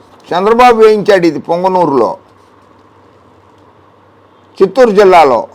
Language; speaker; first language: Telugu; native; Telugu